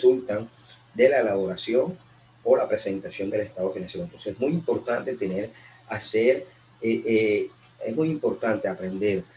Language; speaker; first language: Spanish; native; Spanish